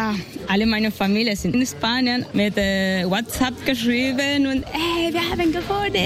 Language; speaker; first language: German; non-native, learner; Spanish